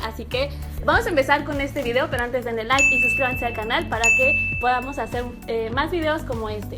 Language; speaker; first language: Spanish; native; Spanish